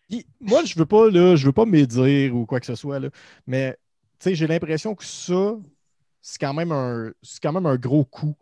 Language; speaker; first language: French; native; French